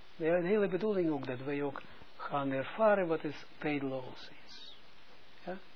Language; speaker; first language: Dutch; non-native, fluent; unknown